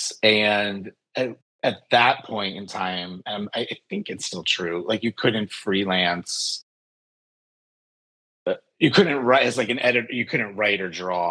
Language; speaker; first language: English; native; English